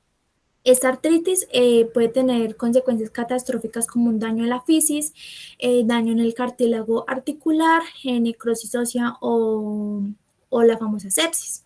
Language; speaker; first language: Spanish; native; Spanish